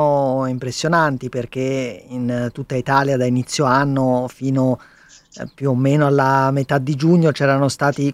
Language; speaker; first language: Italian; native; Italian